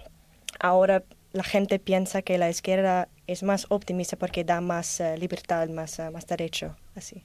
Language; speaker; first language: Spanish; non-native, learner; English